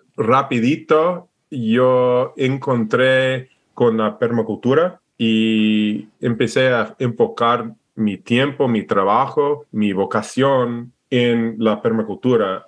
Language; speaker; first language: Spanish; non-native, fluent; English